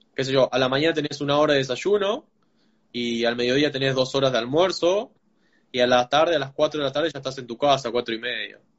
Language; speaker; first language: Spanish; native; Spanish